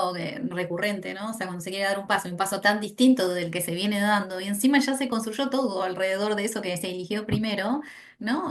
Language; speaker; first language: Spanish; native; Spanish